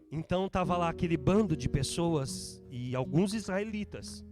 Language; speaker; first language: Portuguese; native; Portuguese